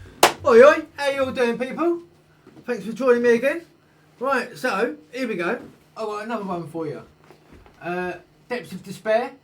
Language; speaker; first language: English; native; English